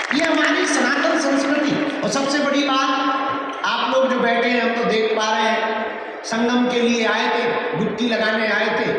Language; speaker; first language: Hindi; native; Hindi